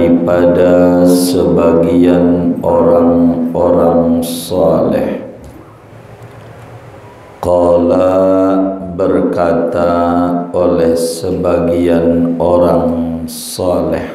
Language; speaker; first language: Indonesian; native; Indonesian